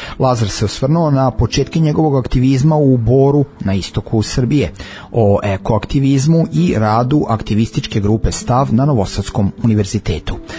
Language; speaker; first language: Serbian; native; Serbian